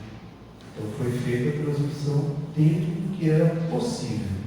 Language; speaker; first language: Portuguese; native; Portuguese